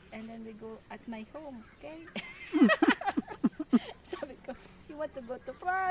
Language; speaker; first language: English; non-native, local second language; Filipino